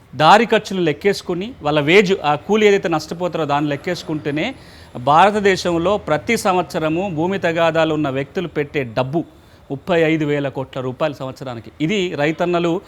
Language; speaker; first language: Telugu; native; Telugu